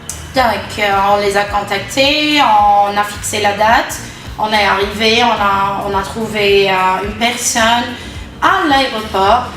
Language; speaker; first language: French; non-native, local second language; Arabic